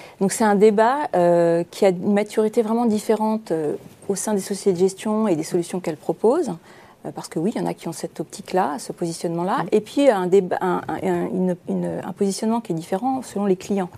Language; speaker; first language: French; native; French